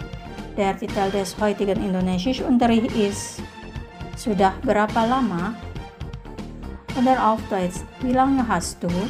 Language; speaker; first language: German; non-native, fluent; Indonesian